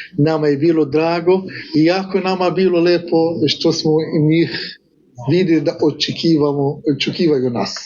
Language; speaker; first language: Bosnian; non-native, fluent; Arabic